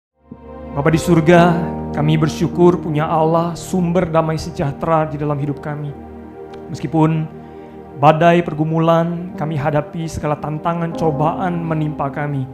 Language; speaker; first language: Indonesian; native; Indonesian